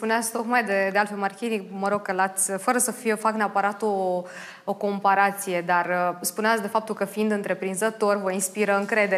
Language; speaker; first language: Romanian; native; Romanian